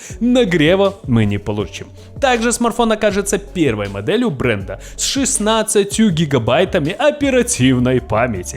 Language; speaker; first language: Russian; native; Russian